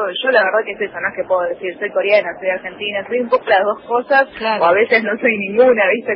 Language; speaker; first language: Spanish; early bilingual, other home language; Korean